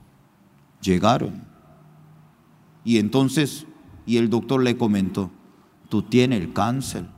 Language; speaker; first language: Spanish; non-native, fluent; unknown